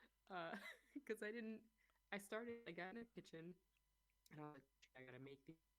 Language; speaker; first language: English; native; English